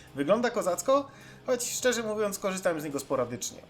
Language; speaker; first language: Polish; native; Polish